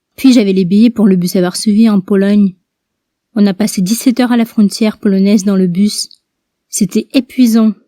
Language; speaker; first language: French; non-native, fluent; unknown